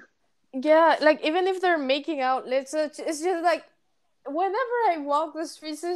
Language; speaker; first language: English; non-native, fluent; Spanish